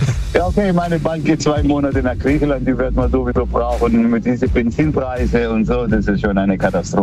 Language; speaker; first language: German; early bilingual, other home language; Greek